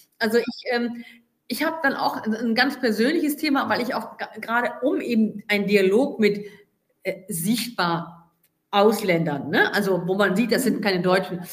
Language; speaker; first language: German; native; German